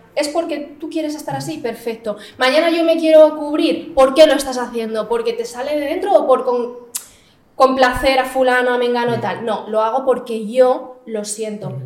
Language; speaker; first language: Spanish; early bilingual, other home language; Arabic